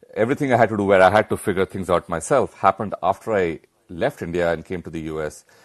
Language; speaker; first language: English; non-native, local second language; Hindi